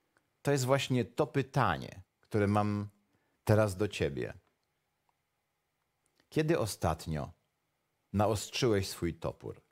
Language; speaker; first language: Polish; native; Polish